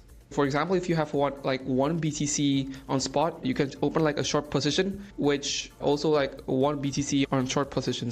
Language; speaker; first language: English; non-native, fluent; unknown